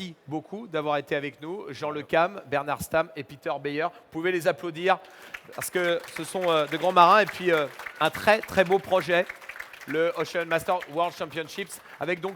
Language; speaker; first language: French; native; French